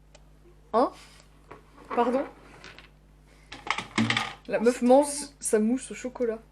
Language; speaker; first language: French; native; French